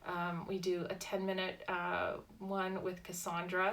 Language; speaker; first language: English; native; English